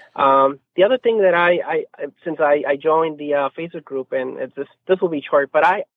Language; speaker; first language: English; non-native, fluent; Spanish